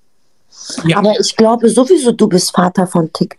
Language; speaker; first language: German; native; German